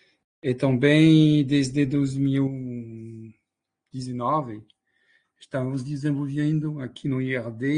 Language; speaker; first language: Portuguese; non-native, fluent; French